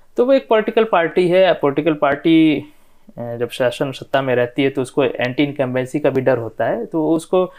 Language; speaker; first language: Hindi; non-native, local second language; Bhojpuri